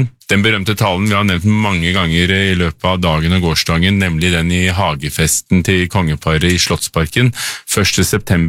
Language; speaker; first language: Norwegian; native; Norwegian